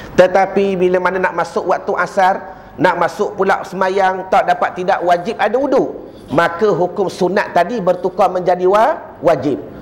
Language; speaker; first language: Malay; native; Malay